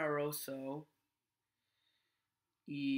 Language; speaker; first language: Spanish; non-native, learner; English